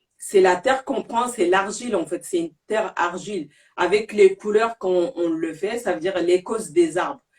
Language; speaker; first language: French; non-native, local second language; Bambara